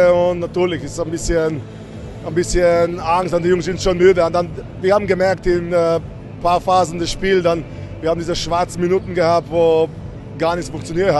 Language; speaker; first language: German; non-native, fluent; Slovenian